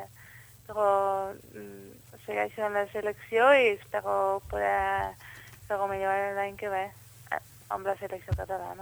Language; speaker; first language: Catalan; non-native, fluent; Dutch